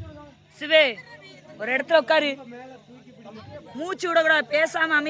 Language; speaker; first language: Tamil; native; Tamil